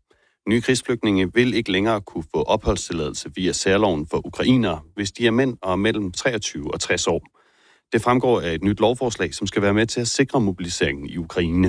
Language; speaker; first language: Danish; native; Danish